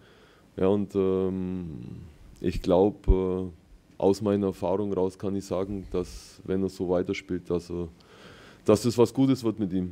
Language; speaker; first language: German; native; German